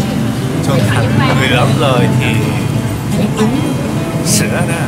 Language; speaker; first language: Vietnamese; non-native, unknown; Japanese